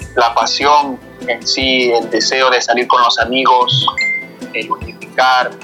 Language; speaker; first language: Spanish; native; Spanish